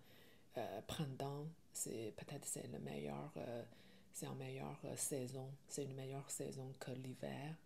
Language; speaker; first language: French; non-native, learner; Chinese